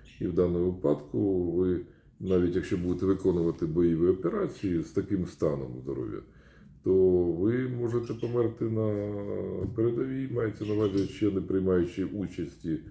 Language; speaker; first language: Ukrainian; native; Ukrainian